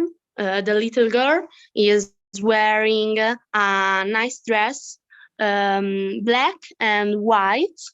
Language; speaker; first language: English; non-native, fluent; Italian